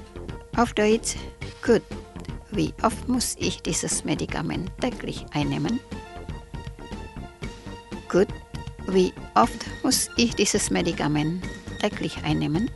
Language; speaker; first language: German; non-native, fluent; Indonesian